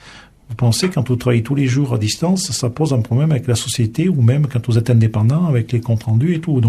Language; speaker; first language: French; native; French